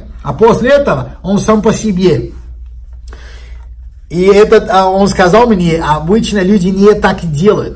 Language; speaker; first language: Russian; non-native, learner; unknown